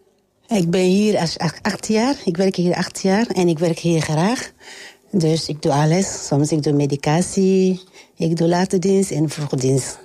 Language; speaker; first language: Dutch; non-native, learner; French